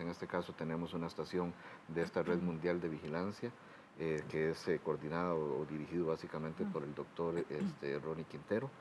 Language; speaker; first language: Spanish; native; Spanish